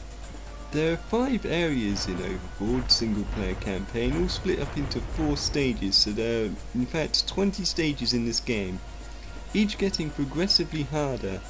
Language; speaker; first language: English; native; English